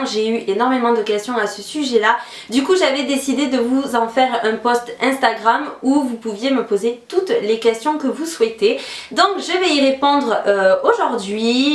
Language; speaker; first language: French; native; French